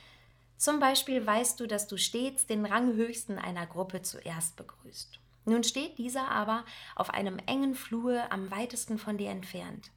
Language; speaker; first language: German; native; German